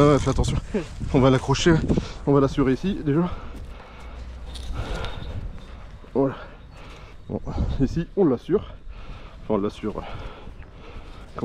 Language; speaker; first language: French; native; French